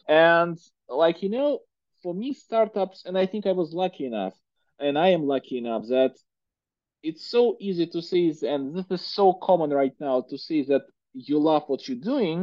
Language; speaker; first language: English; non-native, fluent; Russian